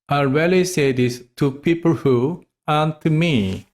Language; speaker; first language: English; non-native, fluent; Korean